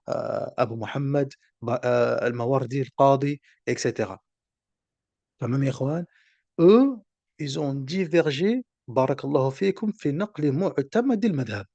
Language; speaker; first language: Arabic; non-native, fluent; French